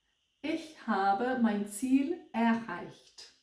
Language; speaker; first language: German; non-native, fluent; English